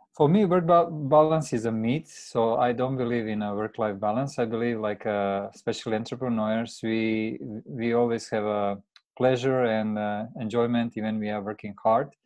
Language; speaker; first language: English; non-native, fluent; Croatian